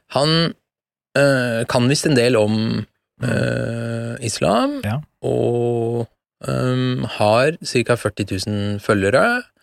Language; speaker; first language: Norwegian; early bilingual, other home language; Persian